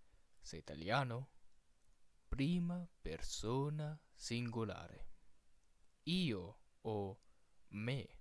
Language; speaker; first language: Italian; non-native, fluent; Filipino